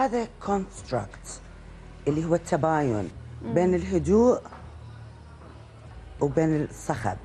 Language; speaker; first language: Arabic; native; Arabic